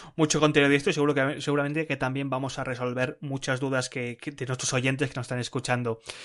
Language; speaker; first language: Spanish; native; Spanish